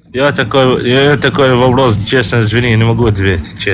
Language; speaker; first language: Russian; non-native, learner; Arabic